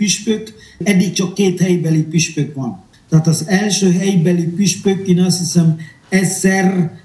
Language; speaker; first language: Hungarian; non-native, fluent; Indonesian